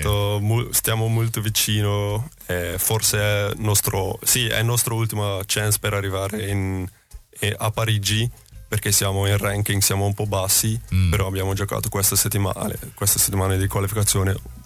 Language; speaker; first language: Italian; non-native, learner; Dutch